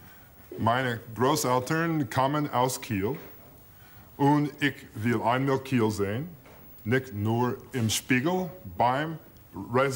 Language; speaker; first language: German; non-native, learner; English